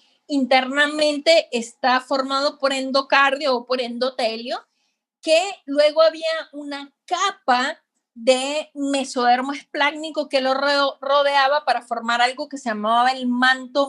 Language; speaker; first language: Spanish; native; Spanish